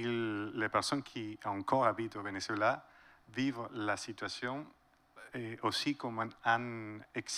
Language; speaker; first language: French; non-native, fluent; Spanish